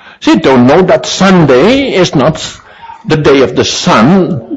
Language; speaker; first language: English; native; English